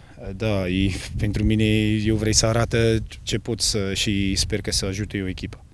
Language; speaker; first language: Romanian; non-native, learner; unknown